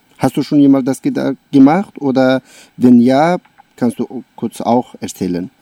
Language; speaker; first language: German; non-native, learner; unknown